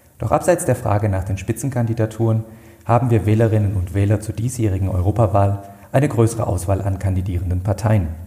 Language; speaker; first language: German; native; German